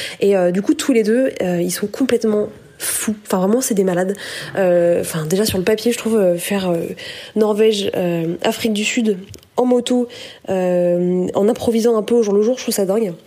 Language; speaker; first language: French; native; French